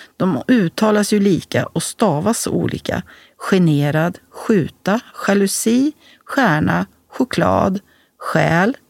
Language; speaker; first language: Swedish; native; Swedish